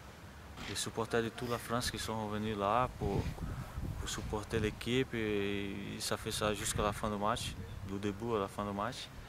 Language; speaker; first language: French; non-native, fluent; Portuguese